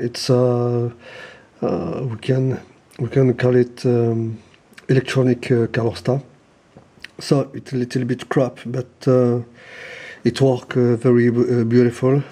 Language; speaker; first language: English; non-native, learner; French